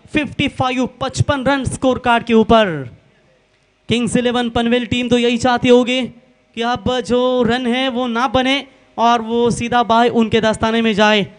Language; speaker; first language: Hindi; non-native, local second language; Marathi